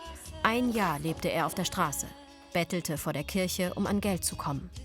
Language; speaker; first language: German; native; German